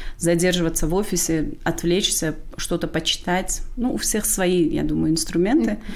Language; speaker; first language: Russian; non-native, local second language; Tajik